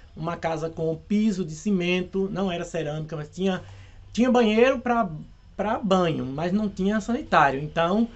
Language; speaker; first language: Portuguese; native; Portuguese